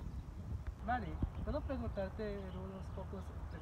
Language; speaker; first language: Spanish; non-native, learner; English